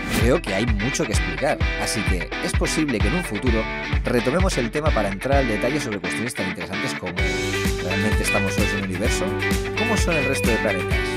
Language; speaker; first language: Spanish; native; Spanish